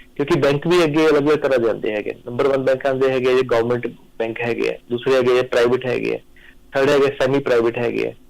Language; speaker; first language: Punjabi; native; Punjabi